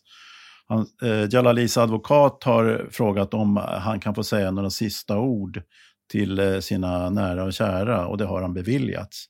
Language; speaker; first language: Swedish; native; Swedish